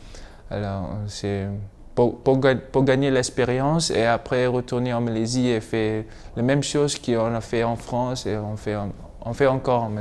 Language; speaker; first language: French; non-native, learner; Malay